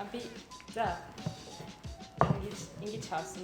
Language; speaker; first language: Mongolian; non-native, learner; Hungarian